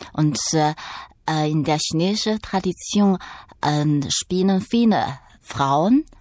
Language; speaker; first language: German; non-native, fluent; Chinese